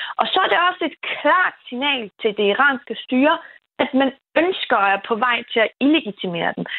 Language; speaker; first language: Danish; early bilingual, other home language; Kurdish